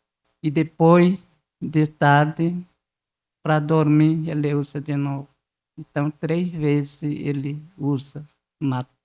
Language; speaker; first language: Portuguese; non-native, local second language; Guarani